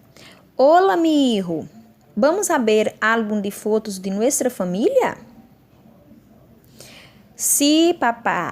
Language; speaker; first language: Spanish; non-native, fluent; Portuguese